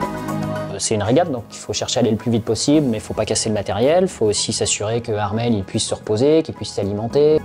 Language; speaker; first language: French; native; French